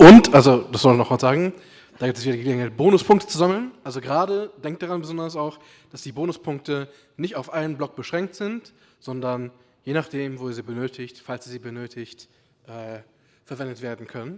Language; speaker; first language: German; native; German